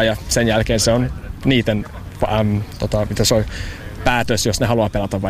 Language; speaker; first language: Finnish; non-native, learner; English